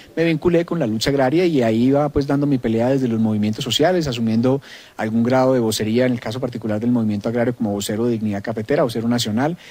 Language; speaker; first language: Spanish; native; Spanish